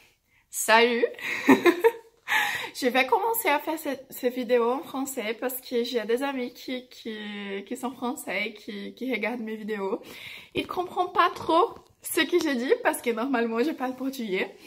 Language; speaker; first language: French; non-native, fluent; Portuguese